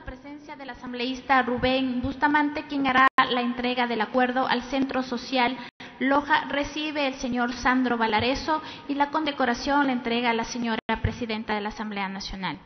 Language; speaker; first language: Spanish; native; Spanish